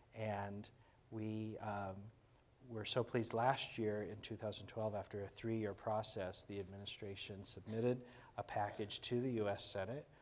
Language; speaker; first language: English; native; English